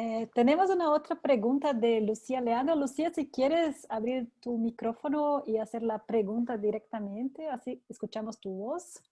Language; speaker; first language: Spanish; non-native, fluent; Portuguese